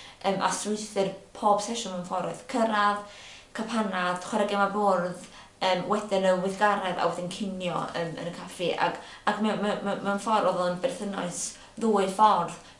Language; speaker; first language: Welsh; native; Welsh